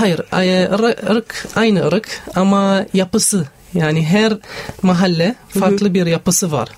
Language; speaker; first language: Turkish; non-native, learner; Arabic